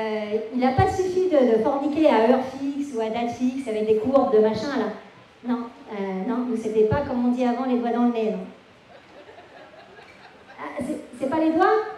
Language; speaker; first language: French; native; French